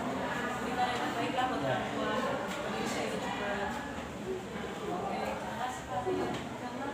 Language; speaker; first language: Indonesian; native; Indonesian